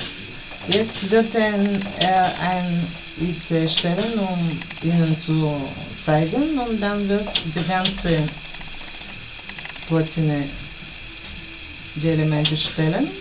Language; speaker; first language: German; non-native, fluent; Bulgarian